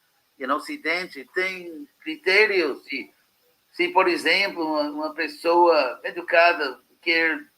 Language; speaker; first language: Portuguese; non-native, fluent; English